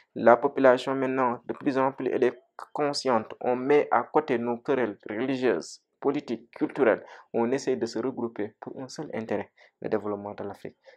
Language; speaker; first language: French; non-native, local second language; Wolof